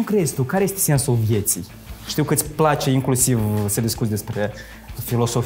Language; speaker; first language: Romanian; native; Romanian